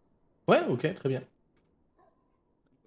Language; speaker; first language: French; native; French